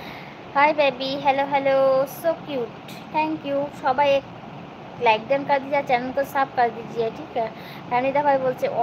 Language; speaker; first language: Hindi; non-native, local second language; Bangla